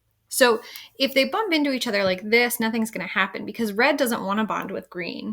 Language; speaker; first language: English; native; English